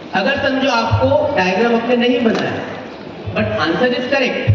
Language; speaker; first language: Hindi; non-native, local second language; Marathi